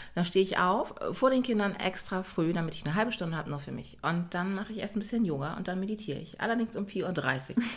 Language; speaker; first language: German; native; German